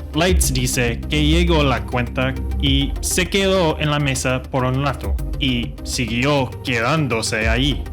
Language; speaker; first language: Spanish; non-native, fluent; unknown